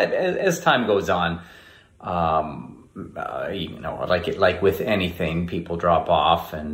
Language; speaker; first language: English; native; English